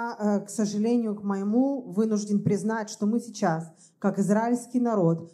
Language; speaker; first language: Russian; native; Russian